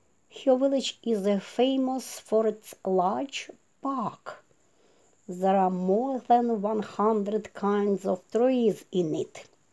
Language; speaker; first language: English; non-native, fluent; Ukrainian